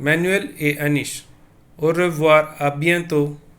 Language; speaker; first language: French; non-native, fluent; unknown